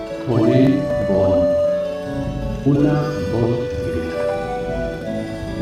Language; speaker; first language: Spanish; native; Spanish